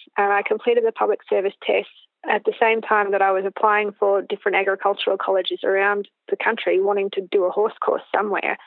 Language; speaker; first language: English; native; English